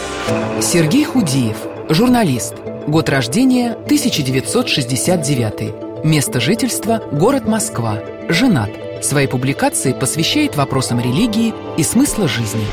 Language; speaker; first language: Russian; native; Russian